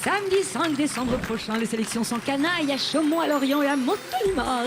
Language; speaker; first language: French; native; French